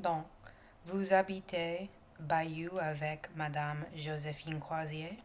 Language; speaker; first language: French; non-native, learner; English